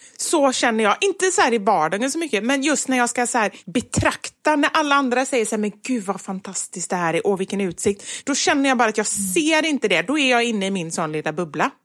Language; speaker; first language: Swedish; native; Swedish